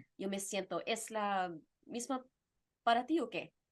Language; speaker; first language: Spanish; non-native, fluent; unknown